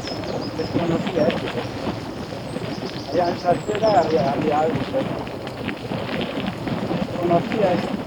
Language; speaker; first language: Spanish; non-native, local second language; Galician